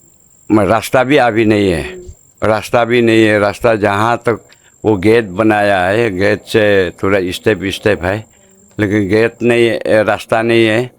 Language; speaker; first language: Hindi; non-native, local second language; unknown